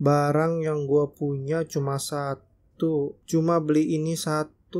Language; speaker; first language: Indonesian; native; Indonesian